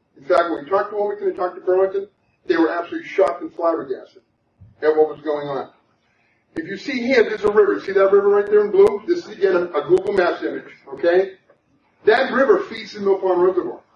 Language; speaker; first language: English; native; English